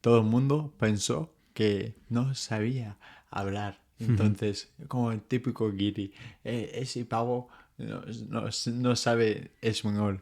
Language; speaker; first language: Spanish; non-native, fluent; English